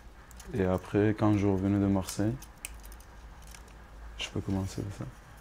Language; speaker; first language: French; non-native, learner; Kurdish